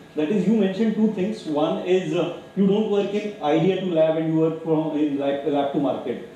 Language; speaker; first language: English; non-native, local second language; Marathi